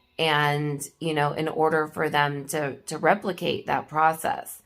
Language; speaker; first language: English; native; English